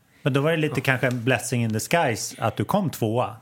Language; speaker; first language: Swedish; native; Swedish